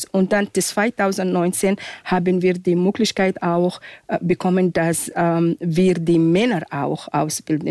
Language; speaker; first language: German; non-native, fluent; Arabic